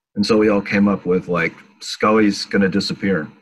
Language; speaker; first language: English; native; English